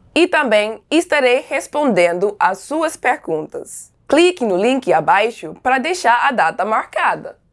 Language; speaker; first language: Portuguese; non-native, fluent; English